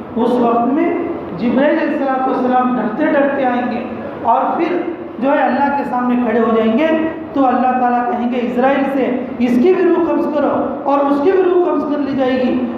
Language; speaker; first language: Urdu; native; Urdu